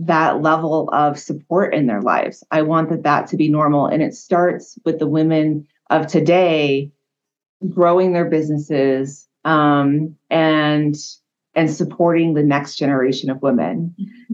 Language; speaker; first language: English; native; English